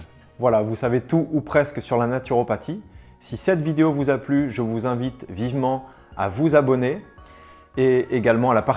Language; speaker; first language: French; native; French